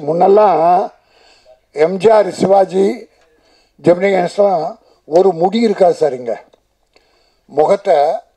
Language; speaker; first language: Tamil; native; Tamil